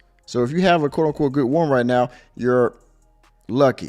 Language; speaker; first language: English; native; English